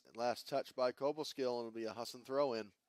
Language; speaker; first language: English; native; English